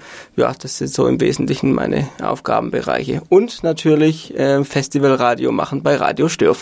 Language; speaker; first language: German; native; German